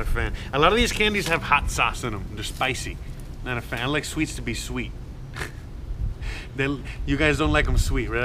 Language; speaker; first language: English; native; English